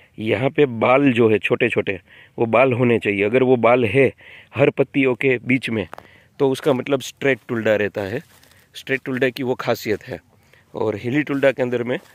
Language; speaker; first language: Hindi; non-native, local second language; Gujarati